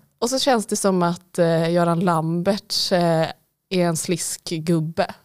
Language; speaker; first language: Swedish; native; Swedish